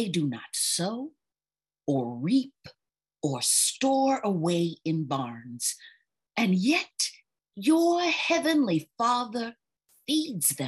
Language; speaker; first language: English; native; English